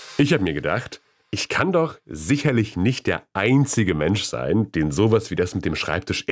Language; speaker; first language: German; native; German